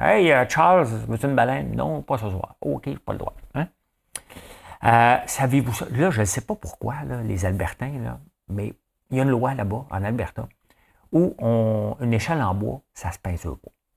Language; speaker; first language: French; native; French